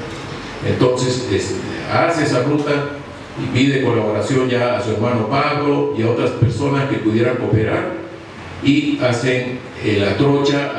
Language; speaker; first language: Spanish; native; Spanish